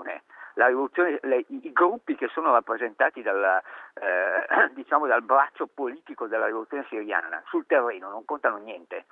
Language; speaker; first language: Italian; native; Italian